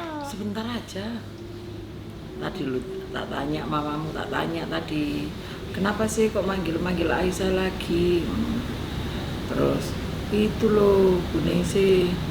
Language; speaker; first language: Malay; non-native, local second language; Javanese